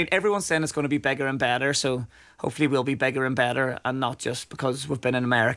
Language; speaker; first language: English; native; English